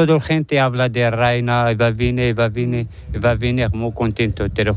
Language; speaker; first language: Spanish; non-native, learner; Arabic